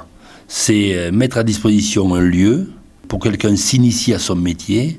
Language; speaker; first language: French; native; French